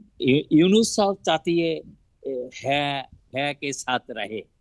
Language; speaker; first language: Hindi; non-native, learner; Bangla